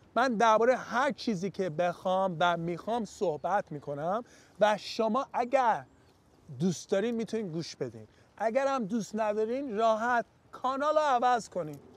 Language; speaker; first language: Persian; early bilingual, heritage; English